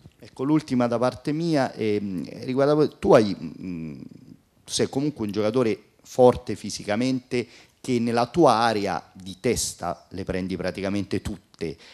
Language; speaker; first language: Italian; native; Italian